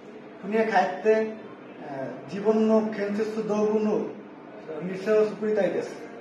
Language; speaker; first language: Japanese; non-native, learner; Bangla